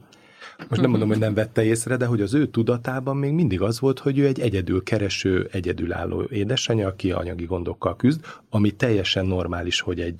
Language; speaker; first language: Hungarian; native; Hungarian